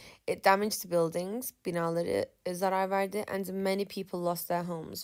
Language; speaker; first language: English; non-native, fluent; Turkish